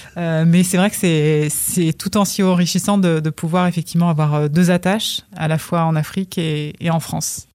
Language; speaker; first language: French; early bilingual, other home language; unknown